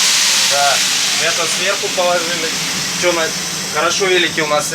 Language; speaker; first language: Russian; native; Russian